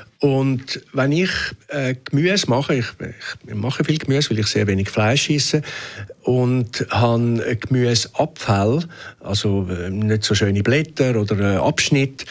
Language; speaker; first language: German; native; German